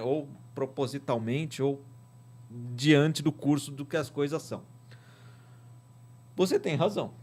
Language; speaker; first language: Portuguese; native; Portuguese